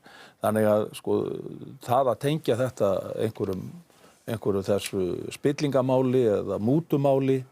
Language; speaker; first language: Icelandic; native; Icelandic